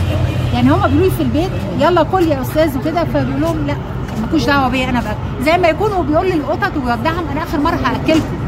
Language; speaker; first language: Arabic; native; Arabic